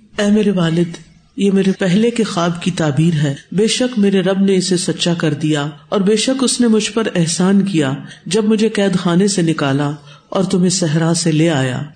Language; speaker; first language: Urdu; non-native, local second language; Punjabi